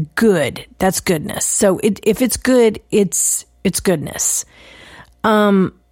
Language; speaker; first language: English; native; English